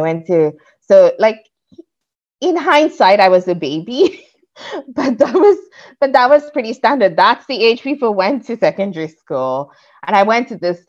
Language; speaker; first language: English; non-native, local second language; Yoruba